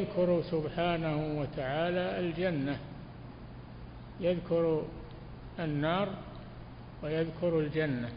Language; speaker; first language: Arabic; native; Arabic